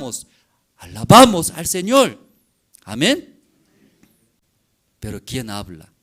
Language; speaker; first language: Spanish; non-native, learner; Korean